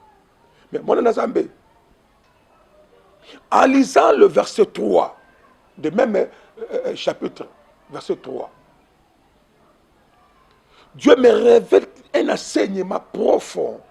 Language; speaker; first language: French; non-native, local second language; Lingala